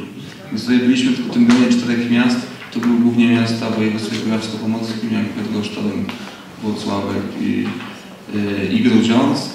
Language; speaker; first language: Polish; native; Polish